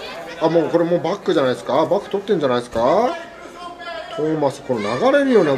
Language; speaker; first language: Japanese; native; Japanese